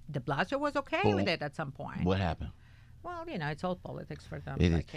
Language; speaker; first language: English; non-native, fluent; Albanian